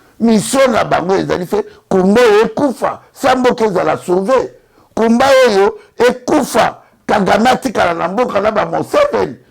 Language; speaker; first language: Lingala; native; Lingala